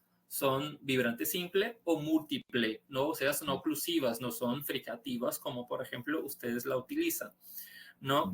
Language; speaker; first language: Spanish; non-native, fluent; Portuguese